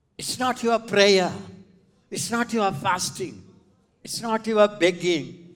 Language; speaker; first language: English; non-native, local second language; Tamil